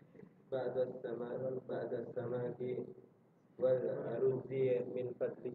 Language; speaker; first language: Arabic; non-native, learner; Indonesian